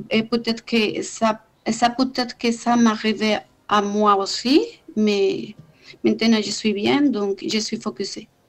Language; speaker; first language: French; non-native, learner; Spanish